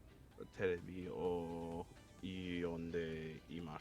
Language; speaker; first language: Japanese; non-native, learner; English